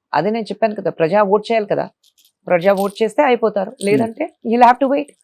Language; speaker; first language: Telugu; non-native, local second language; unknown